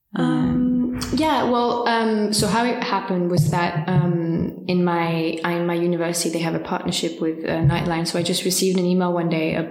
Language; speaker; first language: English; early bilingual, heritage; French